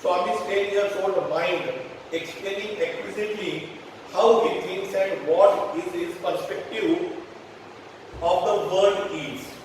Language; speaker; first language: English; non-native, local second language; Marathi